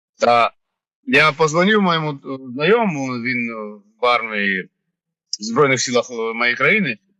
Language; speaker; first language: Ukrainian; non-native, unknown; Georgian